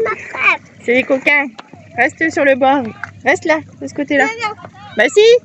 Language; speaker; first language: French; native; French